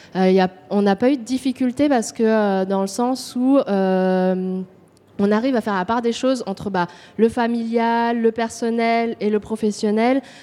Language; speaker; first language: French; native; French